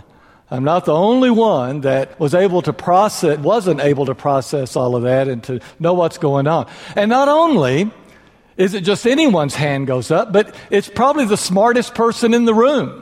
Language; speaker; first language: English; native; English